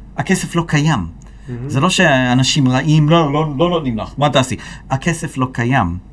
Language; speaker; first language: Hebrew; native; Hebrew